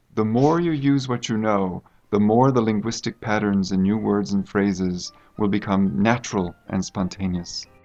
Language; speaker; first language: English; native; English